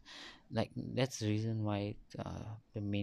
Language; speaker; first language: English; non-native, local second language; Malay